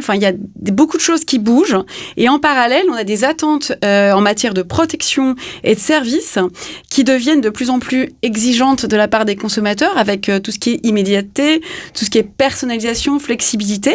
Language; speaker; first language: French; native; French